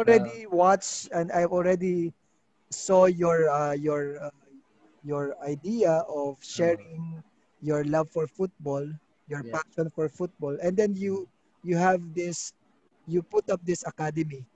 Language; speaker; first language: English; non-native, local second language; Filipino